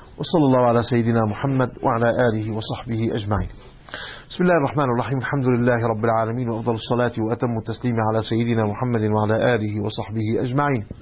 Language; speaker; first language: Arabic; native; Arabic